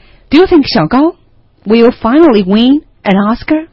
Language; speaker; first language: English; non-native, fluent; Chinese